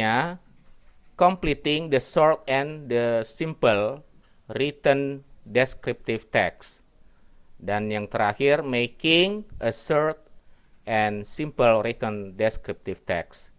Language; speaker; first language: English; non-native, learner; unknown